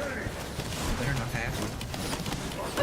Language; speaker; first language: English; native; English